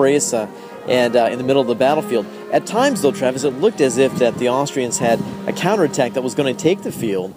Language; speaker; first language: English; native; English